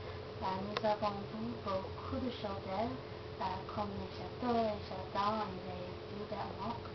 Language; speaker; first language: French; non-native, learner; English